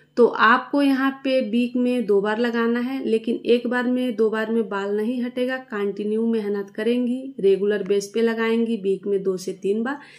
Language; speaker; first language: Hindi; native; Hindi